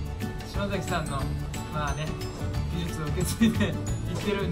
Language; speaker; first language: Japanese; native; Japanese